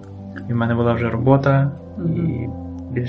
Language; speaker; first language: Spanish; non-native, learner; Ukrainian